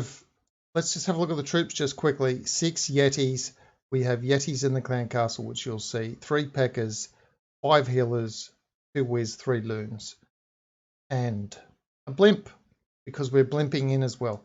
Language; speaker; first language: English; native; English